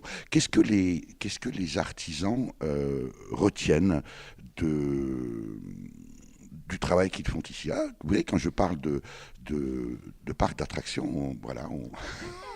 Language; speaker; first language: French; native; French